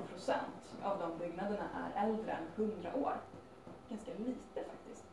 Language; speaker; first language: Swedish; native; Swedish